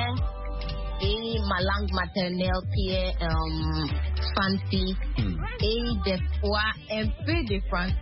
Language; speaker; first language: French; non-native, learner; Akan